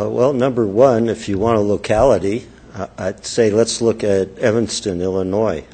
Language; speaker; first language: English; native; English